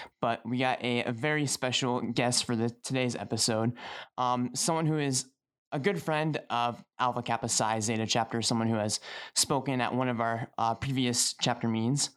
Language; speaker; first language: English; native; English